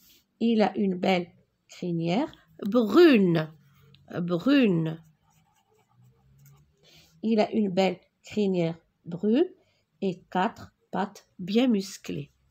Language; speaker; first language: French; non-native, local second language; Arabic